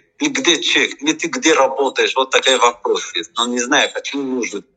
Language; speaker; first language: Russian; non-native, learner; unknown